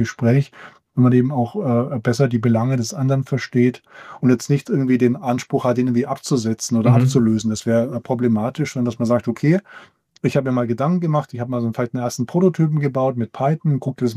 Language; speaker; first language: German; native; German